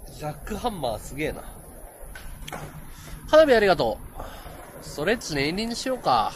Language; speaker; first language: Japanese; native; Japanese